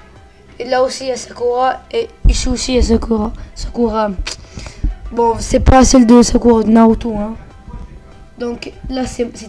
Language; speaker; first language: French; early bilingual, other home language; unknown